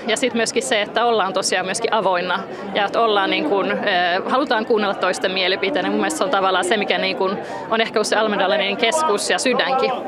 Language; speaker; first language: Finnish; early bilingual, heritage; Finnish